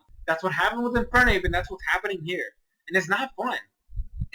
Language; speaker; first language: English; native; English